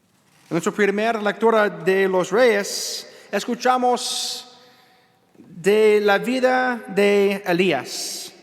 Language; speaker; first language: Spanish; non-native, learner; English